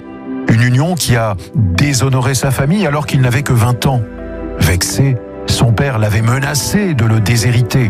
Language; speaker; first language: French; native; French